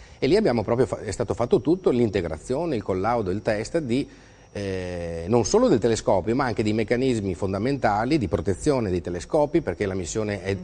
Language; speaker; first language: Italian; native; Italian